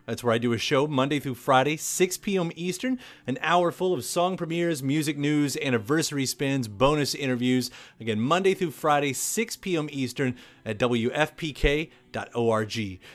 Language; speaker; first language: English; native; English